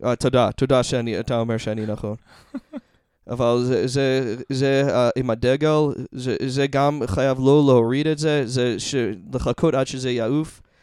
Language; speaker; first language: Hebrew; non-native, fluent; English